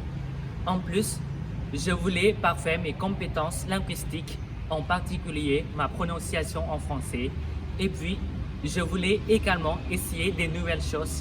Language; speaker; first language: French; non-native, fluent; Thai